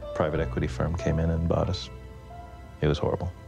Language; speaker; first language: English; native; English